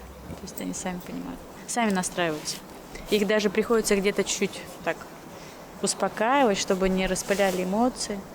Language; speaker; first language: Russian; native; Russian